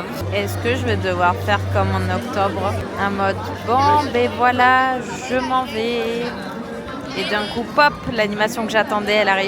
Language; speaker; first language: French; native; French